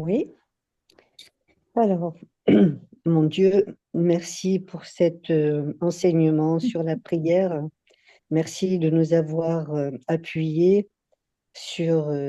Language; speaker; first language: French; native; French